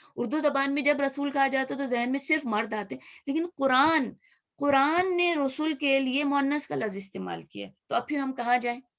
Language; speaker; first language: Urdu; native; Urdu